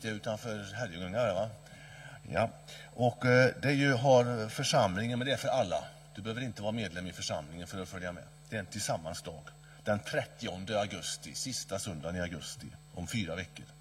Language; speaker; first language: Swedish; native; Swedish